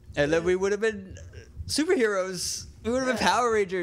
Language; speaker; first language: English; native; English